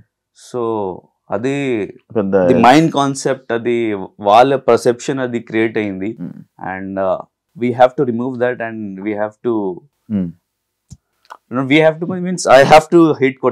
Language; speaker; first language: Telugu; non-native, learner; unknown